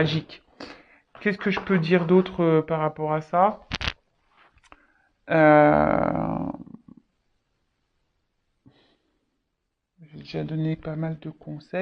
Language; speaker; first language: French; native; French